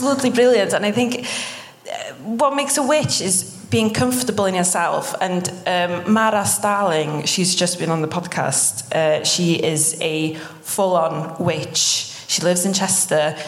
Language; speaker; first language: English; non-native, local second language; Welsh